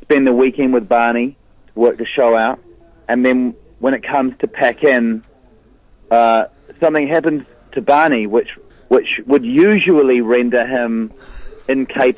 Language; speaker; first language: English; native; English